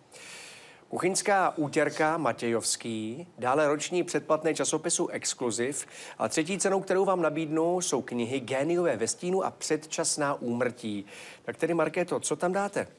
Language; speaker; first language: Czech; native; Czech